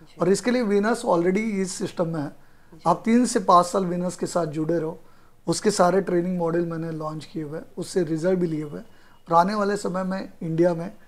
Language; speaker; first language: Hindi; non-native, local second language; Marathi